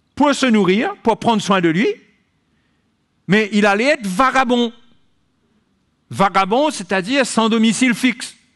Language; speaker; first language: French; native; French